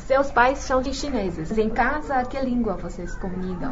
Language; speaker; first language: Portuguese; non-native, fluent; Chinese